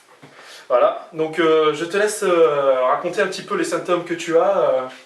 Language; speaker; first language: French; native; French